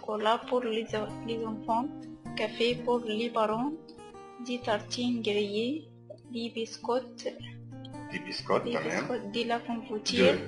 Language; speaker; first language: French; non-native, learner; Arabic